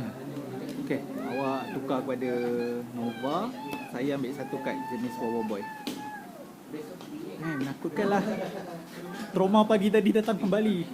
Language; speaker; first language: Malay; native; Malay